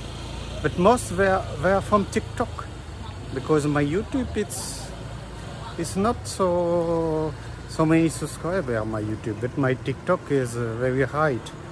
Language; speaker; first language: English; non-native, learner; French